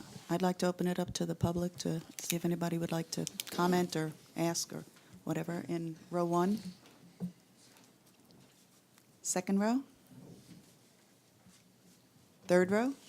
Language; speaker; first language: English; native; English